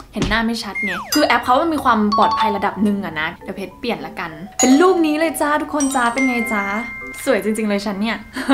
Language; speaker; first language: Thai; native; Thai